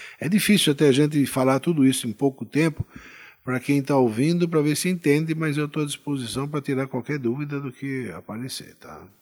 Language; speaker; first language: Portuguese; native; Portuguese